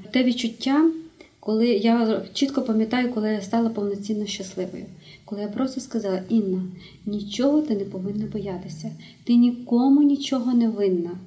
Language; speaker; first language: Ukrainian; native; Ukrainian